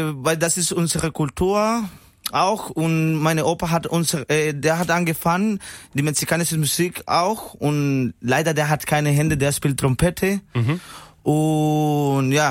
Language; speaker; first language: German; non-native, learner; Spanish